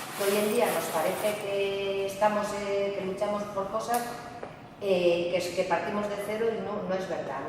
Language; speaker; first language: Spanish; non-native, local second language; Basque